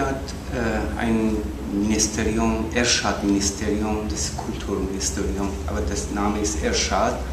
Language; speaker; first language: German; non-native, learner; Persian